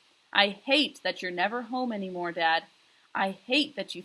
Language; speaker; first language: English; native; English